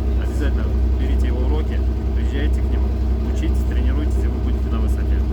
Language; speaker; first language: Russian; native; Russian